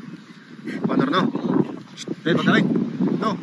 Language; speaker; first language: Spanish; native; Spanish